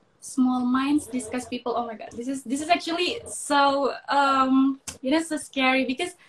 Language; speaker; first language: English; non-native, local second language; Indonesian